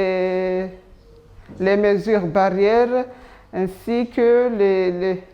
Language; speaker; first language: French; non-native, local second language; Comorian